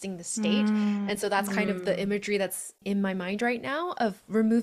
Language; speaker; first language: English; non-native, local second language; Cantonese